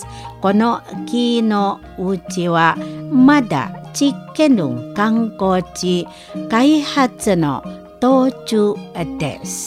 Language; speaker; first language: Japanese; non-native, fluent; Indonesian